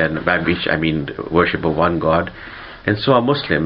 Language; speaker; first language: English; non-native, local second language; Gujarati